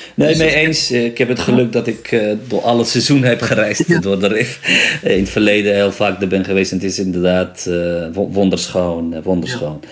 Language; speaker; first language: Dutch; early bilingual, other home language; Riffian